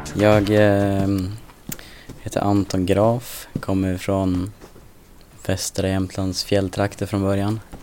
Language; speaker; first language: Swedish; native; Swedish